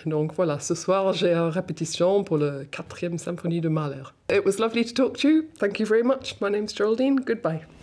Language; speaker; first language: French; non-native, fluent; English